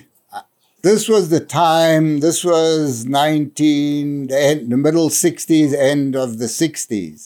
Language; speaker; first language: English; native; English